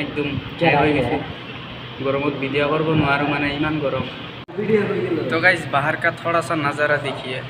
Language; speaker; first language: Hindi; non-native, local second language; Assamese